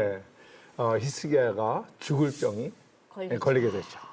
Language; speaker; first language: Korean; native; Korean